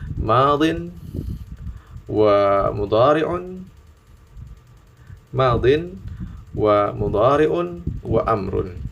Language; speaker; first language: Arabic; non-native, fluent; Indonesian